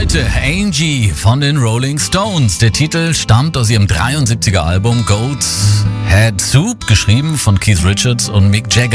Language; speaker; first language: German; native; German